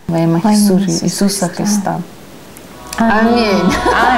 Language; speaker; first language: Russian; early bilingual, heritage; Russian